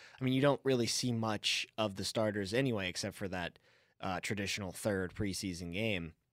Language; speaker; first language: English; native; English